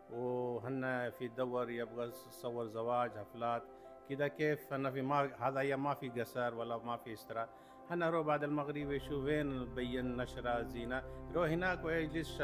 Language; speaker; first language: Arabic; non-native, learner; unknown